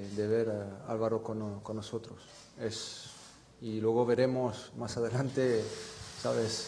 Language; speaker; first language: Spanish; non-native, fluent; French